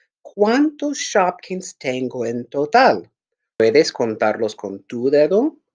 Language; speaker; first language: Spanish; non-native, fluent; English